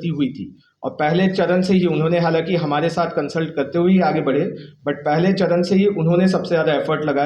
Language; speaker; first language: Hindi; native; Hindi